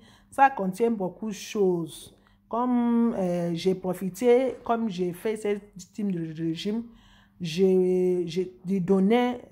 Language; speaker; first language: French; non-native, fluent; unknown